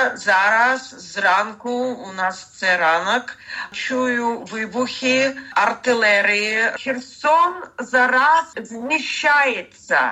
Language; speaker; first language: Ukrainian; non-native, learner; Russian